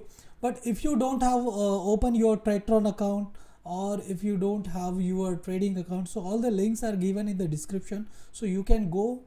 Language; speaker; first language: English; non-native, local second language; Hindi